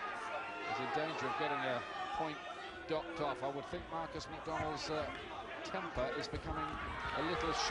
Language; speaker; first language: English; native; English